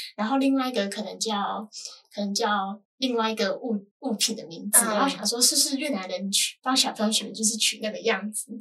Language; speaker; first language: Chinese; native; Chinese